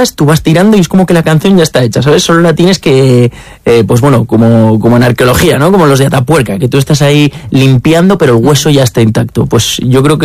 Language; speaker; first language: Spanish; native; Spanish